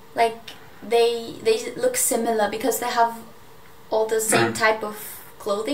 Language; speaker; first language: English; non-native, fluent; German